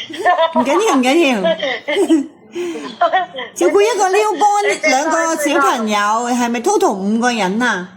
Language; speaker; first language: Cantonese; native; Cantonese